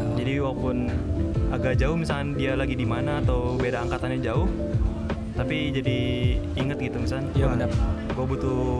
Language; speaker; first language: Indonesian; native; Indonesian